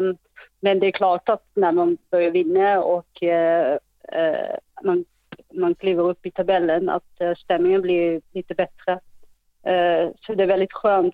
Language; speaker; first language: Swedish; non-native, fluent; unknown